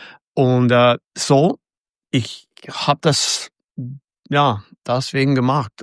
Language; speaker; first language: German; non-native, fluent; English